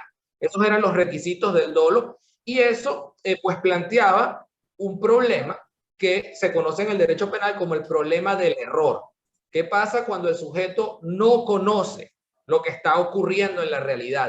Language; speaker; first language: Spanish; native; Spanish